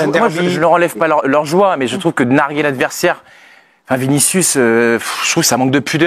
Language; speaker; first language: French; native; French